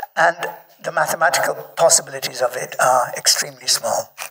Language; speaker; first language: English; non-native, local second language; Marathi